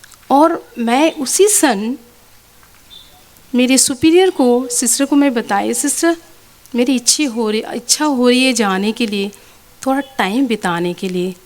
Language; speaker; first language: Hindi; non-native, local second language; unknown